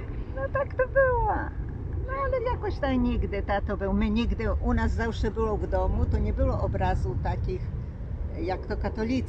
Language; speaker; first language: Polish; early bilingual, heritage; Polish